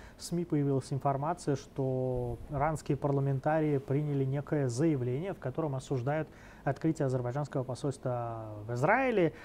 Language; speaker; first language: Russian; non-native, local second language; Azerbaijani